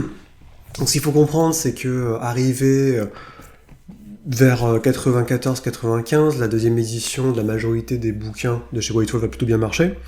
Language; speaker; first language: French; native; French